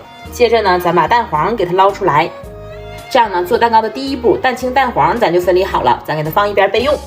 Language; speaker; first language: Chinese; native; Chinese